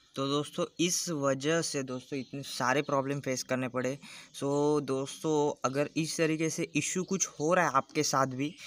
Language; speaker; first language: Hindi; non-native, local second language; Marathi